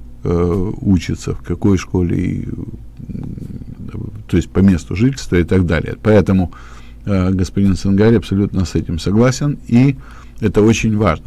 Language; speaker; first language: Russian; native; Russian